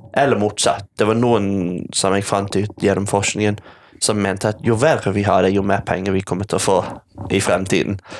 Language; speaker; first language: Norwegian; non-native, fluent; English